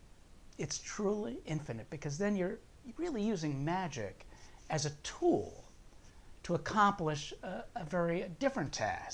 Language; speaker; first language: English; native; English